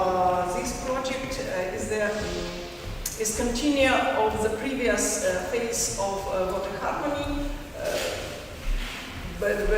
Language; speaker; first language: English; non-native, learner; Ukrainian